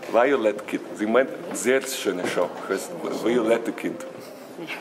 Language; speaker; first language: German; non-native, learner; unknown